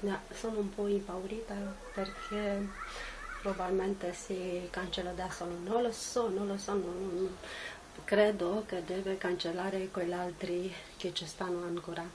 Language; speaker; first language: Italian; non-native, learner; Romanian